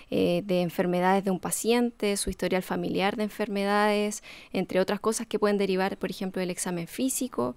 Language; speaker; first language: Spanish; native; Spanish